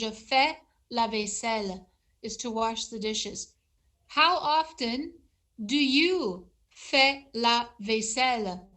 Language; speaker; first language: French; non-native, fluent; English